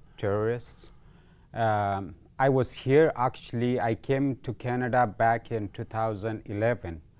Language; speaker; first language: English; non-native, fluent; Pashto